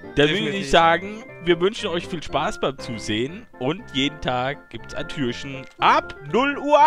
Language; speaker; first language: German; native; German